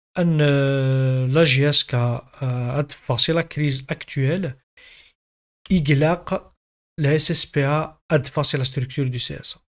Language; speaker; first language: French; non-native, local second language; Kabyle